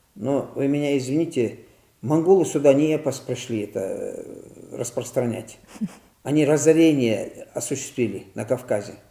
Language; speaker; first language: Russian; non-native, local second language; Ingush